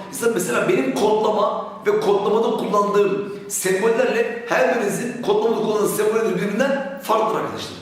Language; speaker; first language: Turkish; native; Turkish